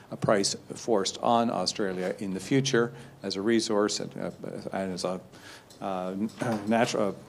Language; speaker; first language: English; native; English